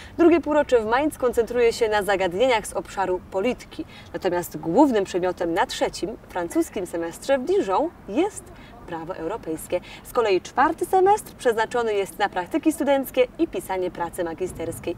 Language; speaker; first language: Polish; native; Polish